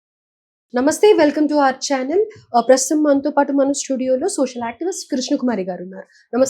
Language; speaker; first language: Telugu; native; Telugu